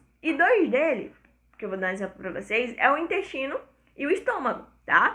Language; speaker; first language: Portuguese; native; Portuguese